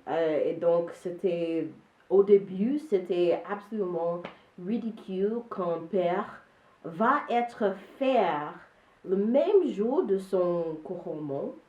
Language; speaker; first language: French; non-native, learner; English